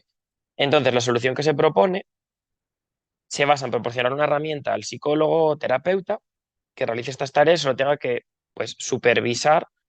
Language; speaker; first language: Spanish; native; Spanish